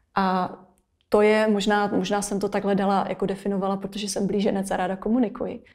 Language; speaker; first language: Czech; native; Czech